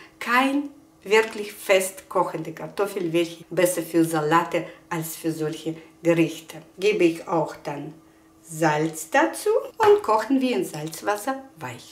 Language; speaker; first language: German; non-native, fluent; Russian